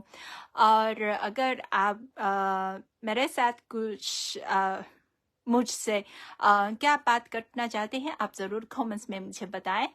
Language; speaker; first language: Urdu; non-native, fluent; Chinese